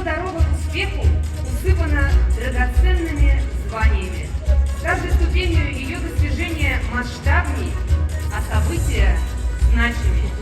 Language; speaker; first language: Russian; native; Russian